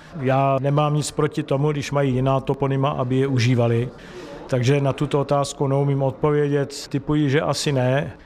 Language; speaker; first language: Czech; native; Czech